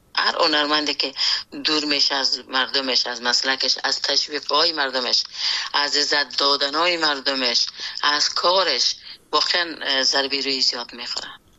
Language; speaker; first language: Persian; native; Persian